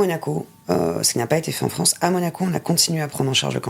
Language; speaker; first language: French; native; French